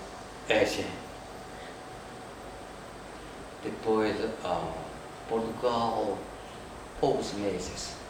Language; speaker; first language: Portuguese; non-native, fluent; Chinese